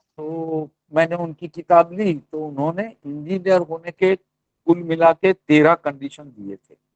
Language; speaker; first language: Hindi; non-native, local second language; Gujarati